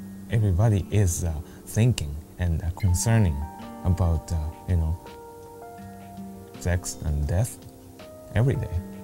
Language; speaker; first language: English; non-native, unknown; Japanese